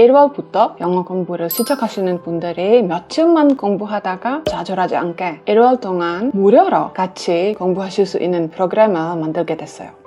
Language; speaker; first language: Korean; non-native, fluent; English